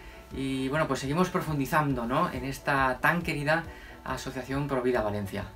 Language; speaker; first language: Spanish; native; Spanish